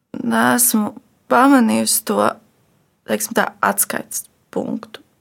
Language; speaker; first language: Latvian; native; Latvian